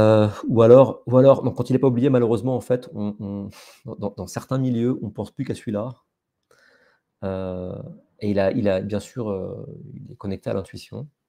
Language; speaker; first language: French; native; French